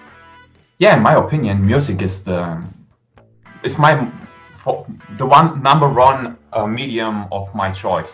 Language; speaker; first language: English; non-native, fluent; German